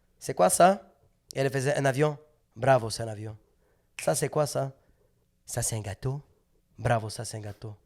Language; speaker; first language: French; native; French